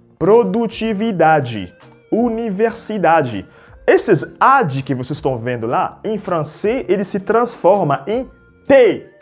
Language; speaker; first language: Portuguese; non-native, fluent; French